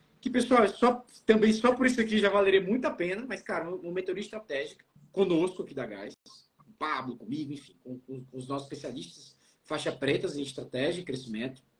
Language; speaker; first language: Portuguese; native; Portuguese